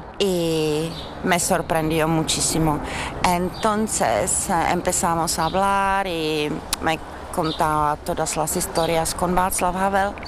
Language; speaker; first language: Spanish; non-native, learner; Czech